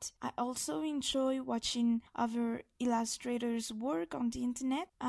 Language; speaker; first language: English; non-native, fluent; Malagasy